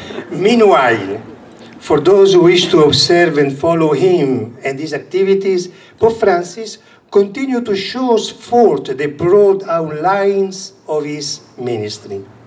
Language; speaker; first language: English; non-native, fluent; Italian